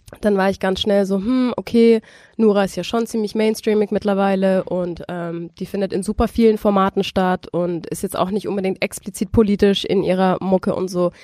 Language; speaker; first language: German; native; German